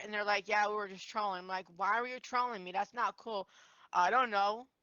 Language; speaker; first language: English; native; English